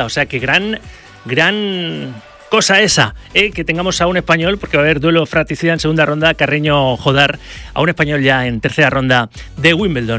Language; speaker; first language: Spanish; native; Spanish